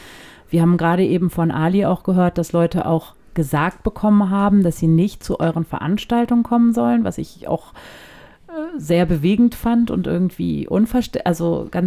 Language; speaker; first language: German; native; German